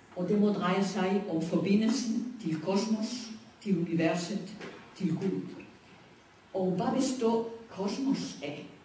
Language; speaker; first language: Danish; non-native, fluent; Spanish